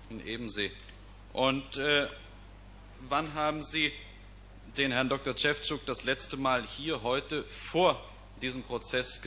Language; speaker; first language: German; native; German